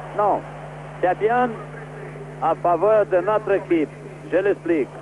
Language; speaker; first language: French; non-native, fluent; Portuguese